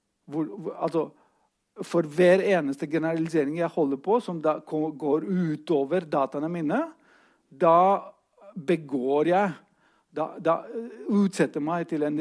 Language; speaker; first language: Norwegian; non-native, fluent; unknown